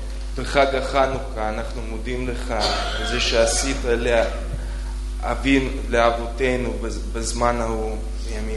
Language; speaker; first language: Hebrew; non-native, fluent; Russian